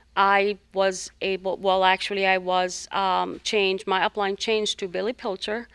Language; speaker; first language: English; non-native, fluent; Arabic